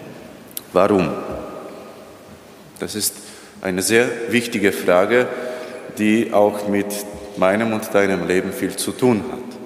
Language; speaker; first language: German; non-native, fluent; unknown